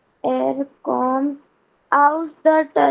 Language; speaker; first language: German; non-native, learner; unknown